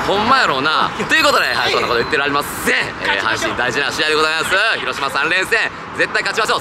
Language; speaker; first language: Japanese; native; Japanese